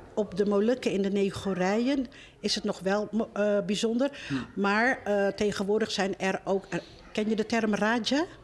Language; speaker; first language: Dutch; early bilingual, other home language; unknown